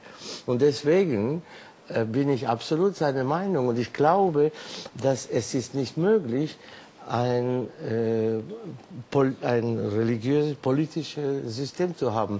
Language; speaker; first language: German; non-native, fluent; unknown